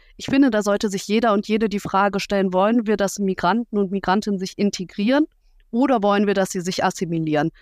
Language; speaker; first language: German; early bilingual, other home language; Russian